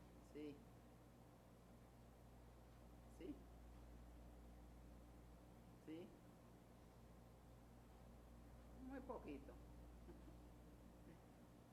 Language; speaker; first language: Spanish; native; Spanish